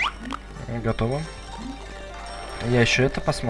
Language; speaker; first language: Russian; native; Russian